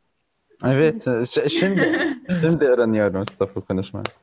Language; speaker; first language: Turkish; non-native, learner; Arabic